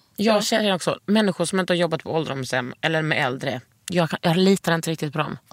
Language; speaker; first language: Swedish; native; Swedish